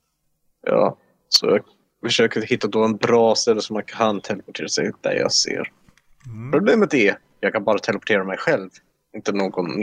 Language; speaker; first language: Swedish; non-native, fluent; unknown